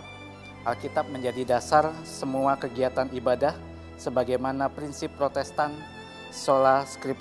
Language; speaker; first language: Indonesian; native; Indonesian